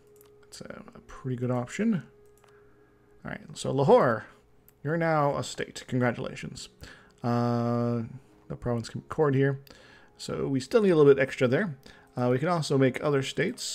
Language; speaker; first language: English; native; English